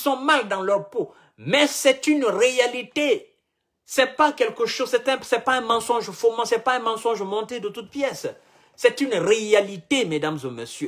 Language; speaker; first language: French; non-native, local second language; Mandingo